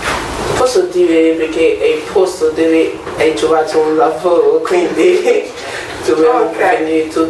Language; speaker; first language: Italian; non-native, learner; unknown